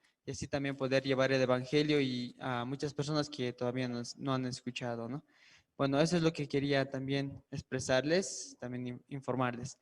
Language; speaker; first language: Spanish; native; Spanish